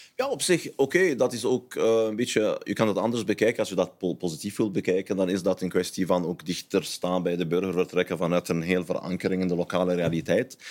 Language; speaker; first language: Dutch; non-native, fluent; Arabic